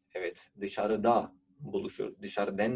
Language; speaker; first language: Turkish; non-native, fluent; Urdu